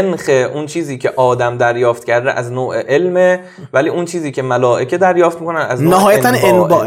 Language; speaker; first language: Persian; native; Persian